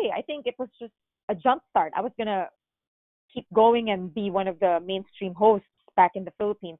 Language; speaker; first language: English; non-native, local second language; Filipino